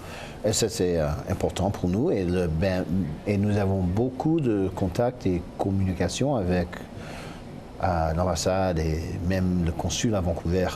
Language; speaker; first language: French; non-native, local second language; English